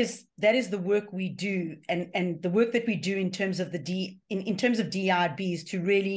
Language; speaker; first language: English; native; English